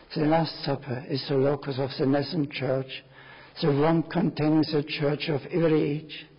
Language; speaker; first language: English; non-native, fluent; German